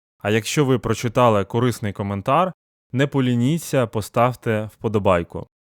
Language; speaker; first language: Ukrainian; non-native, local second language; Russian